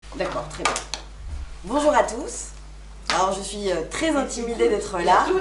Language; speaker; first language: French; non-native, local second language; Arabic